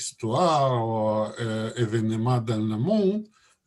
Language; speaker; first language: French; non-native, learner; Russian